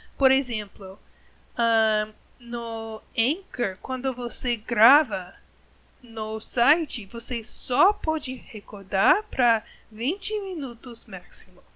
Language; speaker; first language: Portuguese; non-native, learner; English